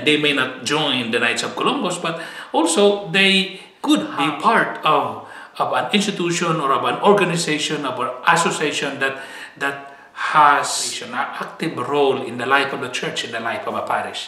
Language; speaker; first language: English; non-native, fluent; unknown